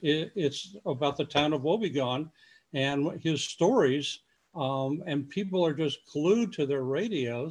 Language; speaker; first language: English; native; English